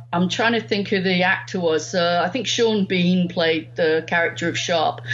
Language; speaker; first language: English; native; English